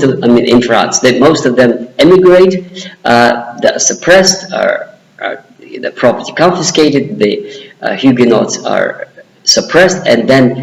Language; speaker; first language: English; non-native, fluent; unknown